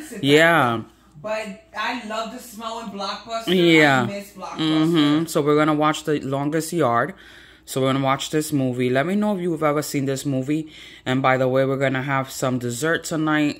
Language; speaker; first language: English; native; English